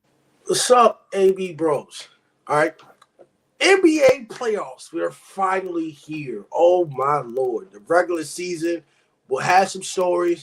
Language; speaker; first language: English; native; English